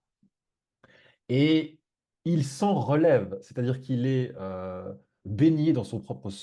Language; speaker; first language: French; native; French